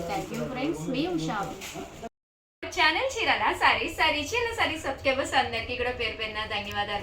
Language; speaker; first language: Telugu; native; Telugu